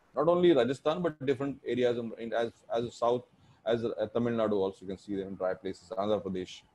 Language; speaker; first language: English; non-native, local second language; Marathi